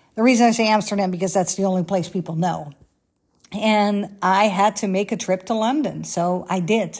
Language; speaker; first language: English; non-native, fluent; Dutch